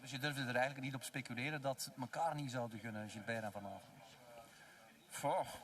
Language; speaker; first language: Dutch; native; Dutch